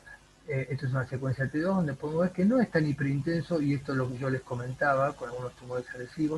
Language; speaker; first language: Spanish; native; Spanish